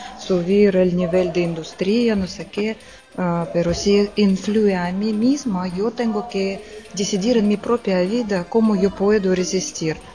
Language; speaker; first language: Spanish; non-native, learner; Russian